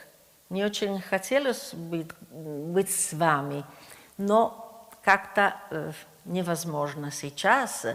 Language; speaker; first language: Russian; non-native, learner; Italian